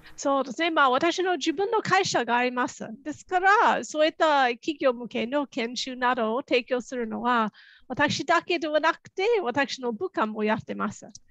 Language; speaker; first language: Japanese; non-native, fluent; English